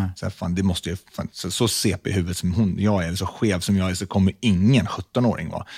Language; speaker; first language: Swedish; native; Swedish